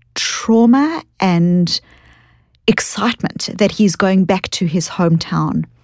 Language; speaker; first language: English; native; English